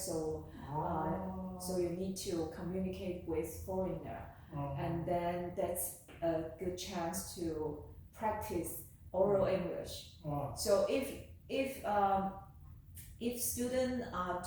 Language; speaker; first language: English; non-native, learner; Chinese